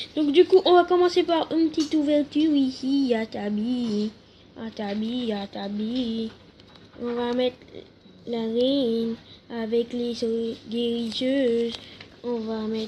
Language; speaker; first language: French; native; French